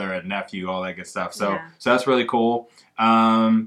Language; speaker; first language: English; native; English